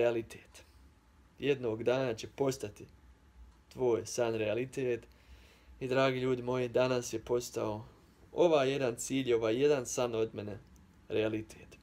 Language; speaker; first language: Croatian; early bilingual, heritage; Croatian